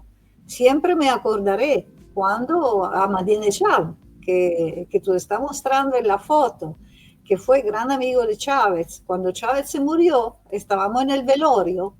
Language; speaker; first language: Spanish; non-native, fluent; Italian